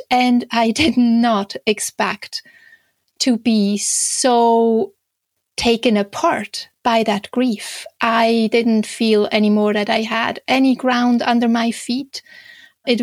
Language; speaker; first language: English; non-native, fluent; Swiss German